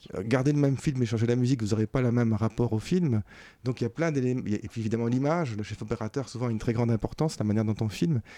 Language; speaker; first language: French; native; French